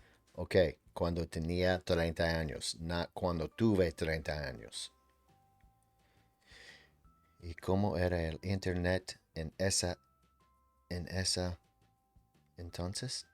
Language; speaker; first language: Spanish; non-native, learner; English